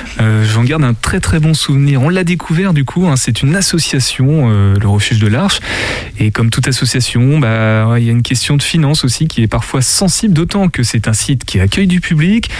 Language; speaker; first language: French; native; French